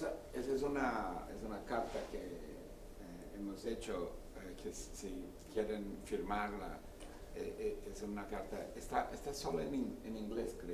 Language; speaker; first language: Spanish; non-native, fluent; Portuguese